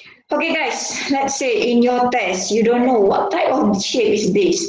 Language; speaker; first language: English; non-native, local second language; Malay